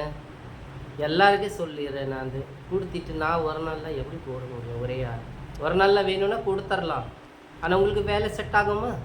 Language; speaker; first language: Tamil; non-native, local second language; Urdu